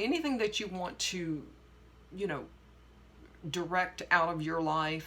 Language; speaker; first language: English; native; English